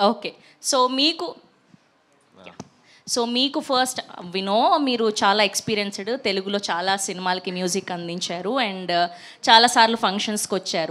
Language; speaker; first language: Telugu; native; Telugu